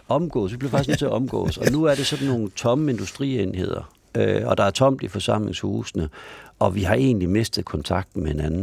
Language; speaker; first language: Danish; native; Danish